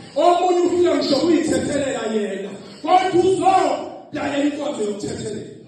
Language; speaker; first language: Zulu; native; Zulu